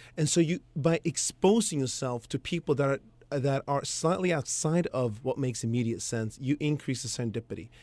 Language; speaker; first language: English; early bilingual, other home language; Swedish